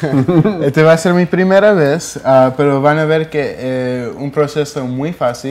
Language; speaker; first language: Spanish; early bilingual, heritage; English